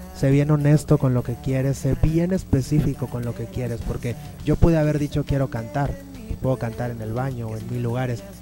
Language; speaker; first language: Spanish; native; Spanish